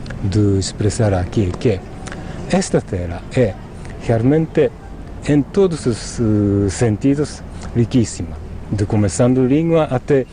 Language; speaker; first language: Portuguese; non-native, fluent; Japanese